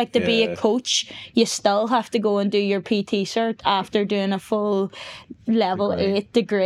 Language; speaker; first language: English; native; English